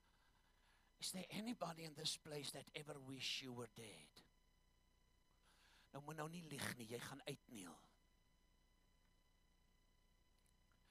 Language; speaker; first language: English; non-native, local second language; Afrikaans